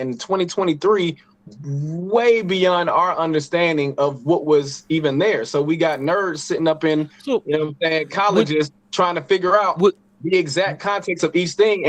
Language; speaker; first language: English; native; English